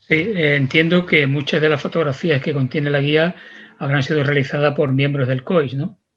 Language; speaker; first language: Spanish; native; Spanish